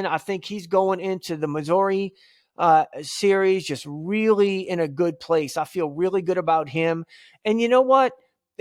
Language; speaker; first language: English; native; English